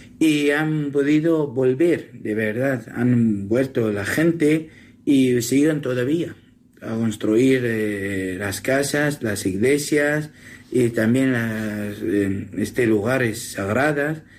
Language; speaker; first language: Spanish; non-native, learner; Assyrian Neo-Aramaic